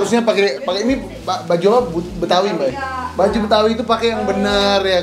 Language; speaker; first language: Indonesian; native; Indonesian